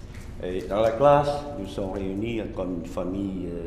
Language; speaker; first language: French; non-native, learner; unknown